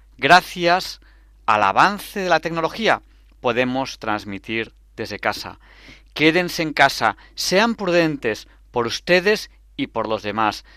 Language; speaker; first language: Spanish; native; Spanish